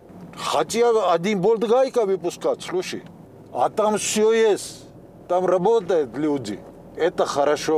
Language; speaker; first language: Russian; non-native, local second language; Georgian